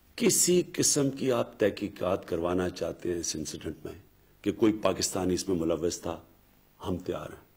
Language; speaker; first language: Urdu; native; Urdu